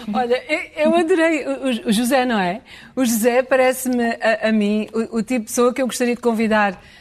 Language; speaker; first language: Portuguese; early bilingual, heritage; English